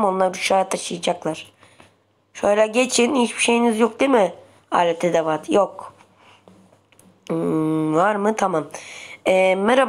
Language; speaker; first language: Turkish; native; Turkish